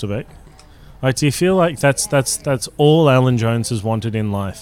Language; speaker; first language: English; native; English